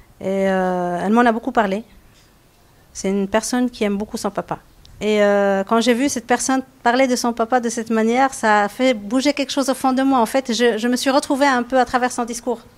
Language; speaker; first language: French; non-native, local second language; Arabic